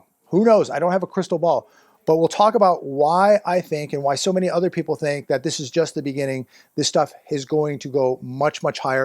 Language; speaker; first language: English; native; English